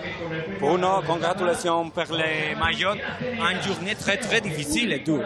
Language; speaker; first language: French; non-native, learner; Basque